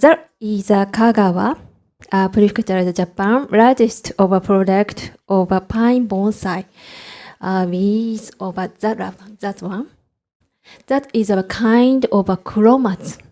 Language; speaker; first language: English; non-native, learner; Japanese